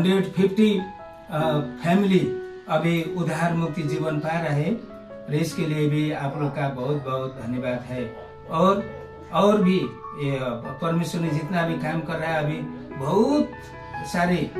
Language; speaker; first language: Hindi; non-native, local second language; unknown